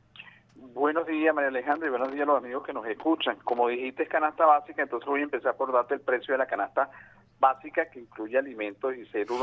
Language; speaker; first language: Spanish; native; Spanish